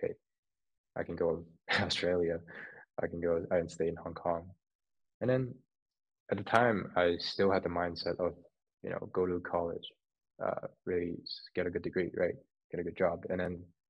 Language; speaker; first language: English; non-native, local second language; Cantonese